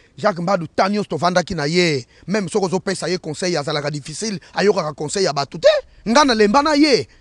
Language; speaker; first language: Lingala; non-native, local second language; Kongo